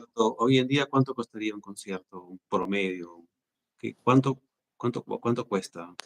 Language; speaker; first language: Spanish; native; Spanish